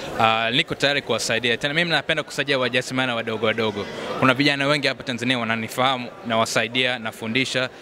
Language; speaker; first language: Swahili; native; Swahili